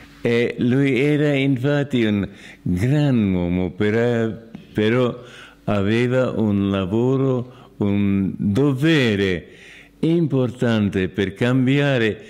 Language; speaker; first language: Italian; non-native, fluent; English